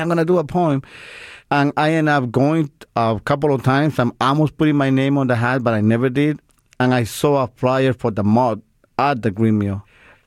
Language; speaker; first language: English; non-native, fluent; Spanish